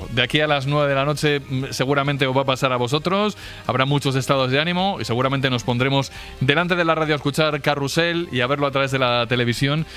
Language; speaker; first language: Spanish; native; Spanish